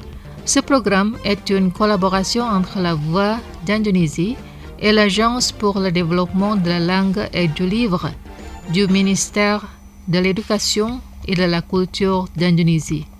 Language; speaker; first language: French; non-native, fluent; Indonesian